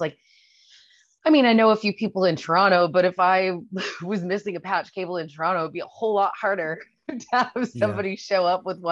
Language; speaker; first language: English; native; English